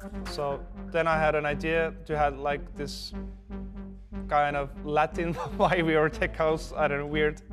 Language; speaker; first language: English; non-native, fluent; Estonian